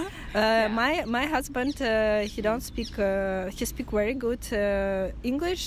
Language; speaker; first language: English; non-native, fluent; Russian